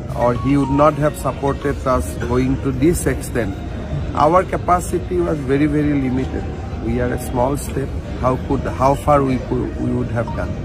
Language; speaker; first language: English; non-native, local second language; Assamese